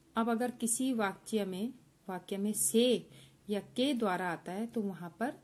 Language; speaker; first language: Hindi; native; Hindi